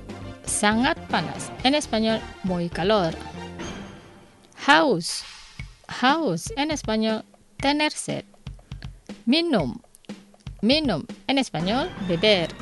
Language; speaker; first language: Spanish; non-native, learner; Indonesian